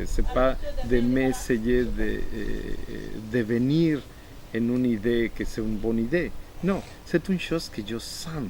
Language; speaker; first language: French; non-native, fluent; Spanish